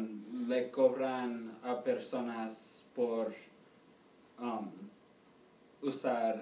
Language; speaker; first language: Spanish; non-native, learner; English